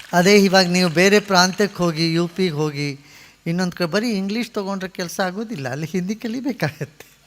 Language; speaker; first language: Kannada; non-native, local second language; Tamil